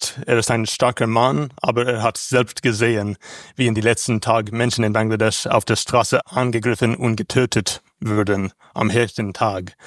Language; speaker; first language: German; non-native, learner; English